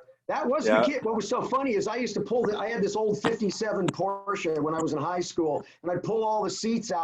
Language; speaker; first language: English; native; English